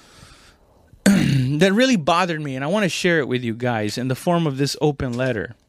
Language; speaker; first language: English; non-native, fluent; Spanish